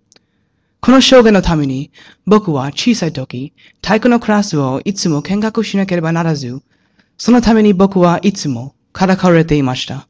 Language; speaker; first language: Japanese; non-native, learner; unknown